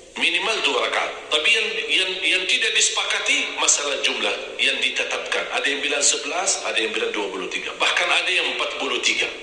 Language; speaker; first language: Indonesian; non-native, fluent; Arabic